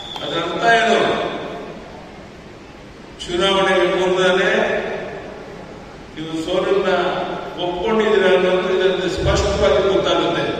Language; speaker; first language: Kannada; native; Kannada